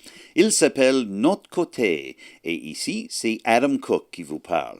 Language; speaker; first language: French; non-native, learner; English